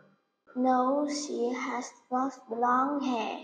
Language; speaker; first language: English; non-native, learner; Vietnamese